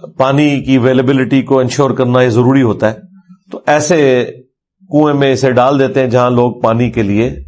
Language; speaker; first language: Urdu; non-native, local second language; Punjabi